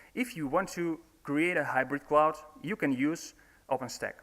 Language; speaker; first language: English; non-native, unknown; Russian